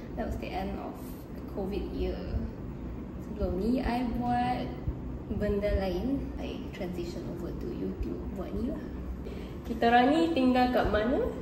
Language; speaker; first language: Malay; non-native, local second language; Chinese